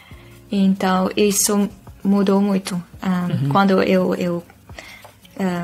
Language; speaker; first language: Portuguese; non-native, fluent; Dutch